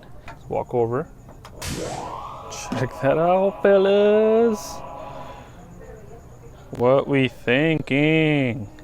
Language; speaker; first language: English; native; English